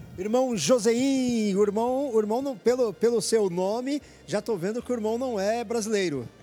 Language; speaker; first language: Portuguese; native; Portuguese